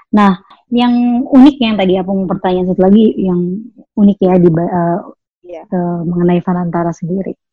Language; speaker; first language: Indonesian; native; Indonesian